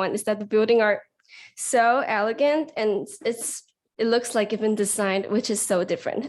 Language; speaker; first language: English; non-native, learner; Chinese